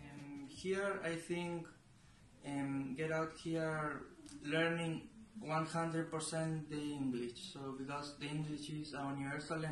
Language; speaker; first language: English; non-native, learner; Spanish